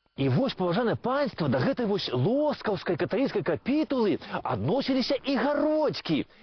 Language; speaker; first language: Belarusian; native; Belarusian